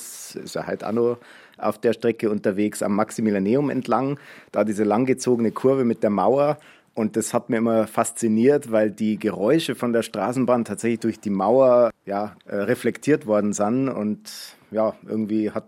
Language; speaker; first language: German; native; German